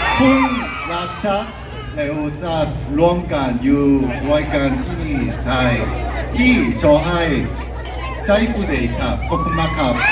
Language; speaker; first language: Thai; non-native, learner; Korean